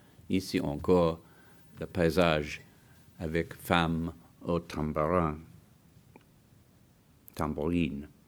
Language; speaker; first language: French; non-native, fluent; English